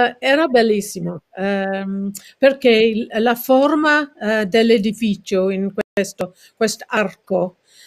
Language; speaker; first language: Italian; non-native, fluent; English